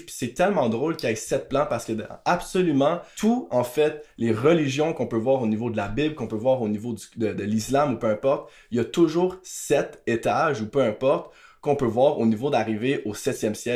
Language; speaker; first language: French; native; French